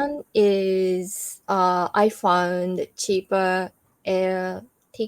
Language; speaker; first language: English; non-native, learner; Japanese